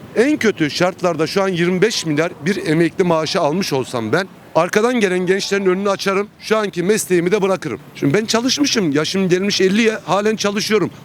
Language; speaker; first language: Turkish; native; Turkish